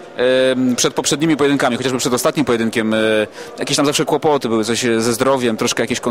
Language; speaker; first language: Polish; native; Polish